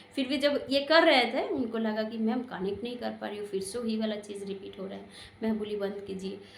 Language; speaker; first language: Hindi; non-native, local second language; Bangla